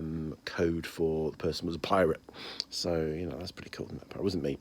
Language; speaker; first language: English; native; English